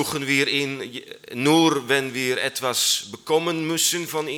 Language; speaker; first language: German; non-native, learner; Dutch